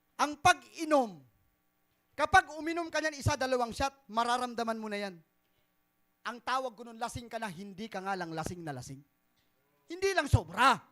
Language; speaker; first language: Filipino; non-native, local second language; Bikol